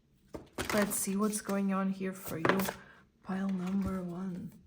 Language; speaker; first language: English; non-native, fluent; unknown